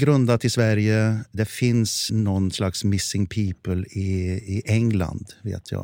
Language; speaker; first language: Swedish; native; Swedish